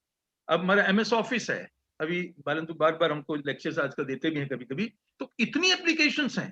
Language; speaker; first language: Hindi; native; Hindi